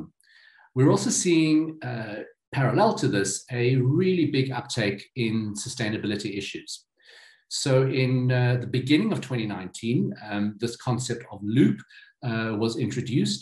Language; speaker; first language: English; native; English